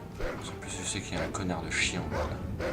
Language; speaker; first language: French; native; French